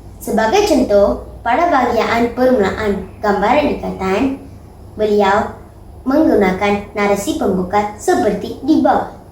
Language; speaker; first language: Malay; non-native, local second language; Tamil